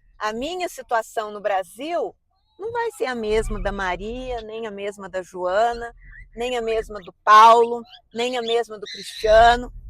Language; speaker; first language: Portuguese; native; Portuguese